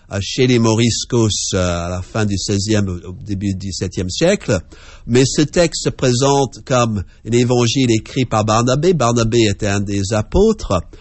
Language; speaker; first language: French; non-native, fluent; English